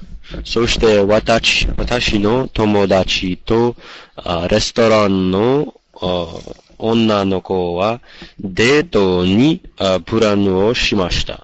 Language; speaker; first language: Japanese; non-native, learner; English